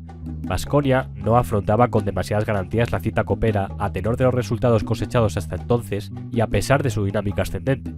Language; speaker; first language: Spanish; native; Spanish